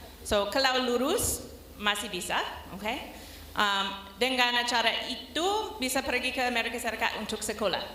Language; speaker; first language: Indonesian; non-native, learner; English